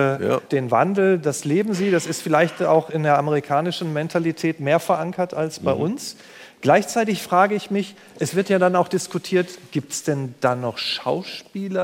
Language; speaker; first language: German; native; German